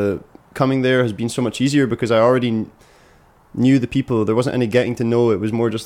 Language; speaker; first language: English; native; English